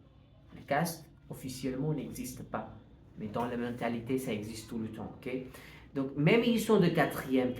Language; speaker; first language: French; non-native, fluent; Hindi